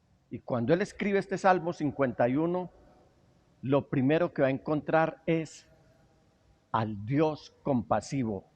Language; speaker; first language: Spanish; native; Spanish